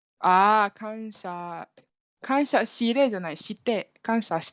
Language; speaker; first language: Japanese; non-native, fluent; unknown